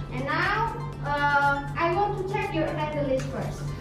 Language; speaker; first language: English; non-native, fluent; Indonesian